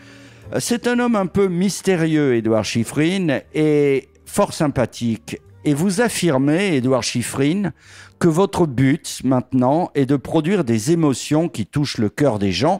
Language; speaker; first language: French; native; French